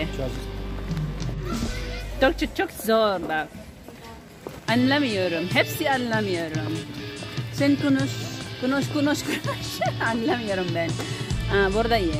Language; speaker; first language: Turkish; non-native, learner; Filipino